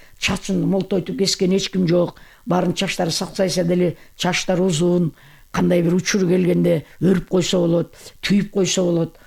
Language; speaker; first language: Kyrgyz; native; Kyrgyz